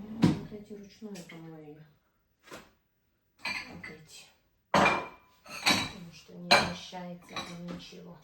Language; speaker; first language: Russian; non-native, fluent; Uzbek